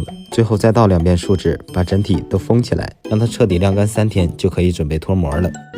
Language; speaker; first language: Chinese; native; Chinese